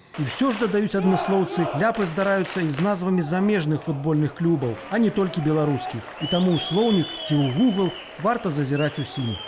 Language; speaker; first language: Belarusian; native; Belarusian